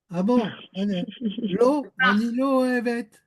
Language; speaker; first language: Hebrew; non-native, learner; French